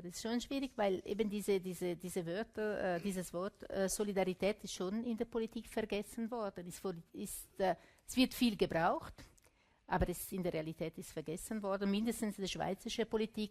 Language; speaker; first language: German; non-native, local second language; Italian